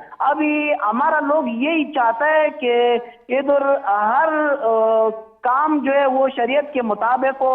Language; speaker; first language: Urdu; non-native, fluent; Pashto